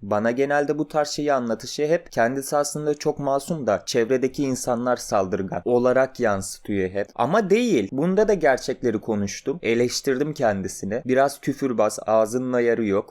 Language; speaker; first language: Turkish; native; Turkish